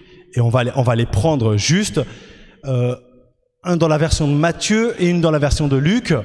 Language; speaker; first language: French; native; French